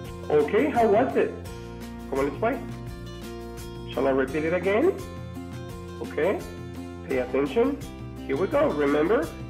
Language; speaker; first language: English; non-native, fluent; Spanish